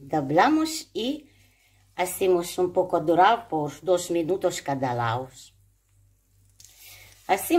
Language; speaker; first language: Spanish; non-native, learner; Ukrainian